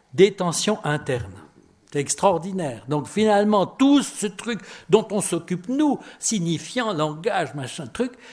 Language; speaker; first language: French; native; French